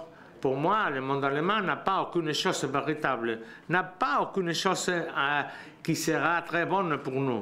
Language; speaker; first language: French; non-native, learner; Spanish